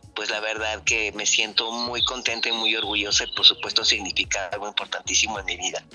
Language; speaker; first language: Spanish; native; Spanish